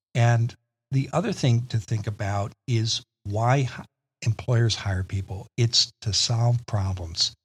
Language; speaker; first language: English; native; English